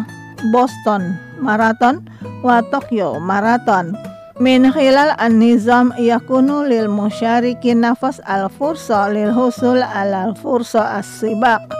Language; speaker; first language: Arabic; non-native, learner; Indonesian